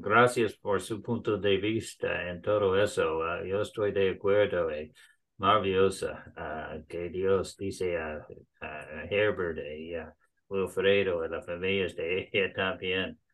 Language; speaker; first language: Spanish; non-native, learner; English